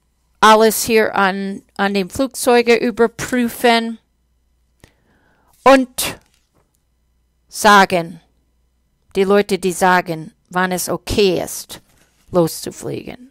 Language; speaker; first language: German; non-native, fluent; English